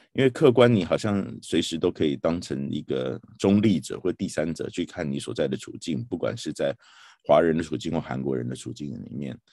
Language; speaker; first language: Chinese; native; Chinese